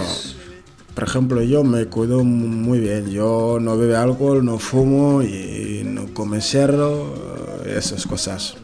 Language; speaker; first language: Spanish; non-native, learner; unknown